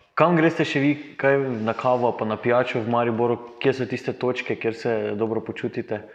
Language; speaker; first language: Slovenian; native; Slovenian